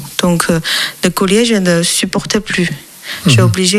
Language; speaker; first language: French; non-native, learner; Chinese